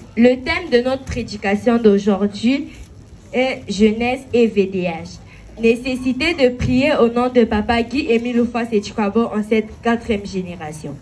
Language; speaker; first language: French; non-native, local second language; Lingala